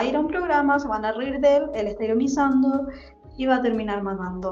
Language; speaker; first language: Spanish; native; Spanish